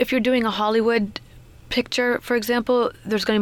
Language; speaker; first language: English; native; English